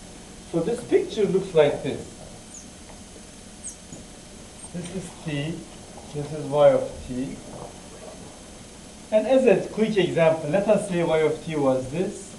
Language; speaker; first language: English; non-native, fluent; Turkish